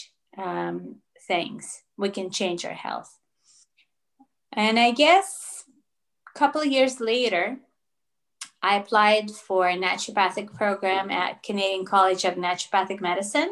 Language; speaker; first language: English; non-native, fluent; Russian